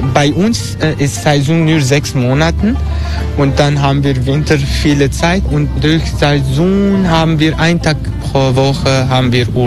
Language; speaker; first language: German; non-native, learner; Turkish